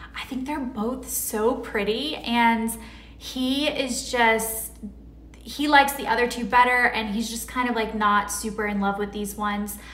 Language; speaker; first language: English; native; English